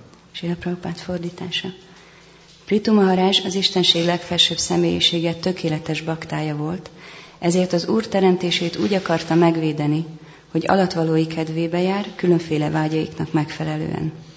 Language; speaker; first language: Hungarian; native; Hungarian